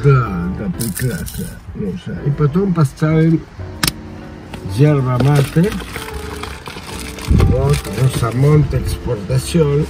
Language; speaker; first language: Russian; early bilingual, heritage; Russian